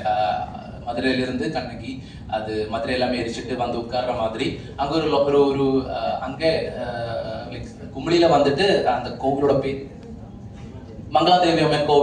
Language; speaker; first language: Tamil; non-native, fluent; Malayalam